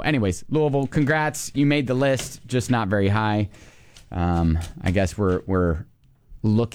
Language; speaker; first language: English; native; English